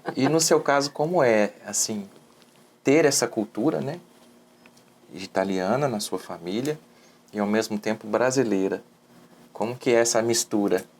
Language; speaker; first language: Portuguese; native; Portuguese